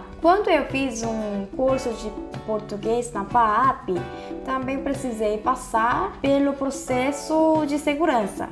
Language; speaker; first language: Portuguese; non-native, fluent; Korean